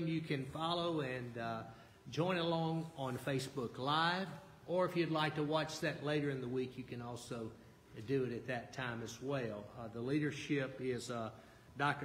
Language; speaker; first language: English; native; English